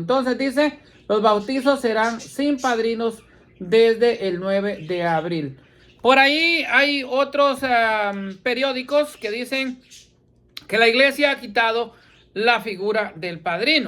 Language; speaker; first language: Spanish; native; Spanish